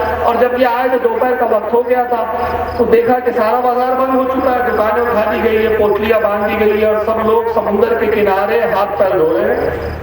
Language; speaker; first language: Urdu; native; Urdu